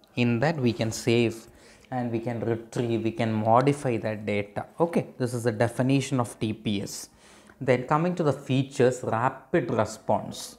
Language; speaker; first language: English; non-native, local second language; Malayalam